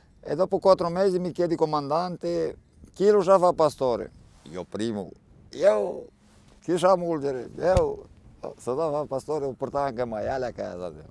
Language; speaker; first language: Italian; non-native, learner; Romanian